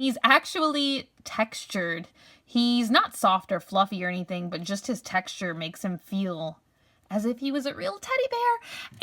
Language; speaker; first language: English; native; English